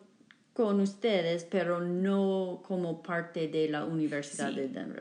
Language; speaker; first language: Spanish; non-native, fluent; English